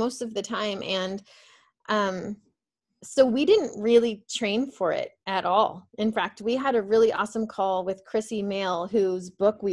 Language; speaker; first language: English; native; English